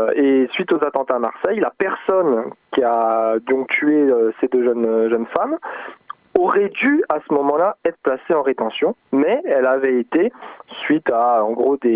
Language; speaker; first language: French; native; French